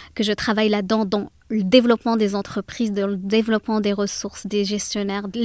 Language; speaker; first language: French; native; French